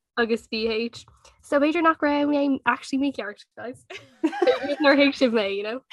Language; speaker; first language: Irish; non-native, local second language; English